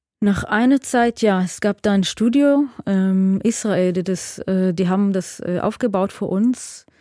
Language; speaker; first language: German; non-native, fluent; Hebrew